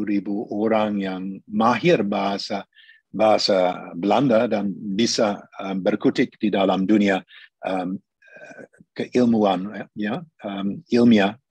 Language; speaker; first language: Indonesian; non-native, fluent; English